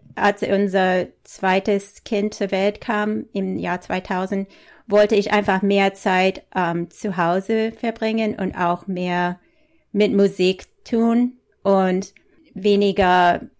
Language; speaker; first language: German; non-native, fluent; English